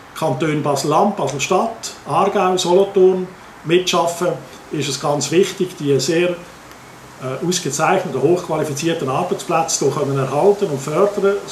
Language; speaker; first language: German; native; German